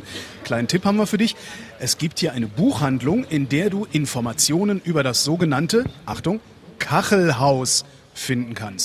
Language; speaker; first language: German; native; German